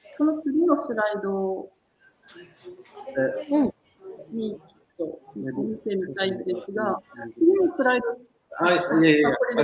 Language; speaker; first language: Japanese; native; Japanese